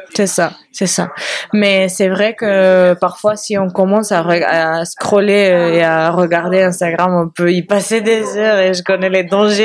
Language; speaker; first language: French; non-native, fluent; Spanish